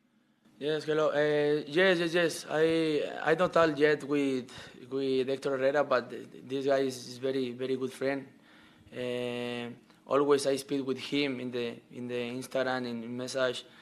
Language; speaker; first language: English; non-native, learner; Spanish